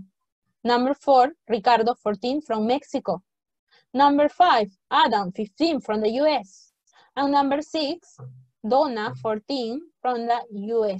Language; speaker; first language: English; non-native, fluent; Spanish